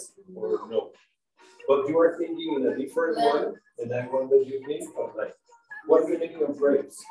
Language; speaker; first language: English; non-native, fluent; Spanish